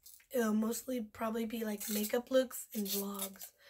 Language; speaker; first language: English; early bilingual, other home language; Spanish